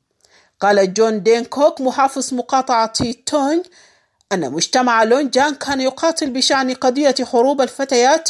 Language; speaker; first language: Arabic; native; Arabic